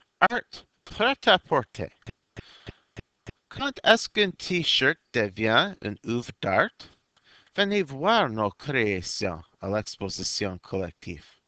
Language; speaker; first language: French; non-native, fluent; English